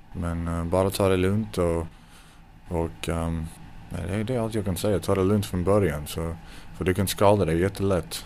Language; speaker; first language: Swedish; non-native, fluent; English